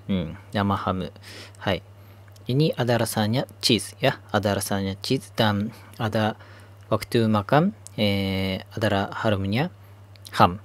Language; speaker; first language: Indonesian; non-native, learner; Japanese